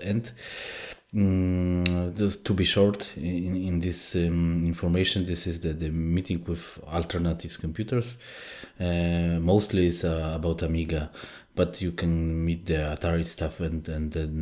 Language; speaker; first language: English; non-native, fluent; Polish